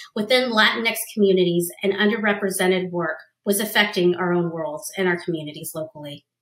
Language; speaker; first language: English; early bilingual, other home language; Spanish